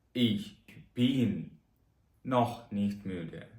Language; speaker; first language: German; non-native, fluent; Ukrainian